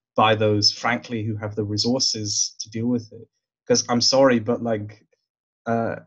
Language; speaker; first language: English; native; English